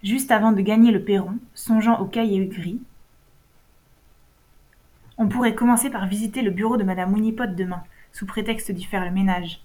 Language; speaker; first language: French; native; French